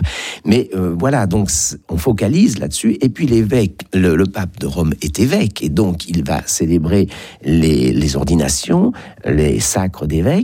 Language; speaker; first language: French; native; French